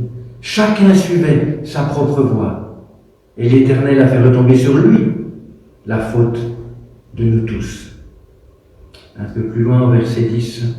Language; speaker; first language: French; native; French